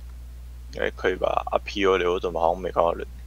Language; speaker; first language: Chinese; native; Chinese